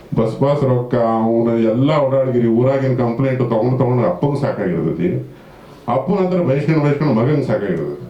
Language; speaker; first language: Kannada; native; Kannada